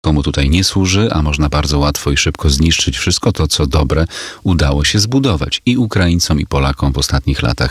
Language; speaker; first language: Polish; native; Polish